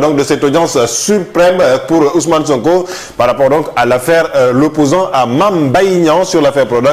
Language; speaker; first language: French; non-native, local second language; Wolof